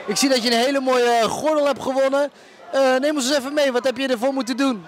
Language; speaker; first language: Dutch; native; Dutch